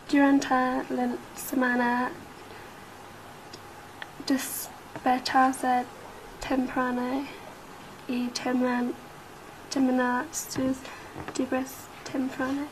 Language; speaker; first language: Spanish; non-native, learner; English